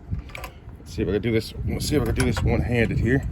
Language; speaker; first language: English; native; English